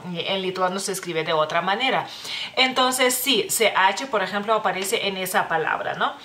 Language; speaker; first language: Spanish; non-native, fluent; Lithuanian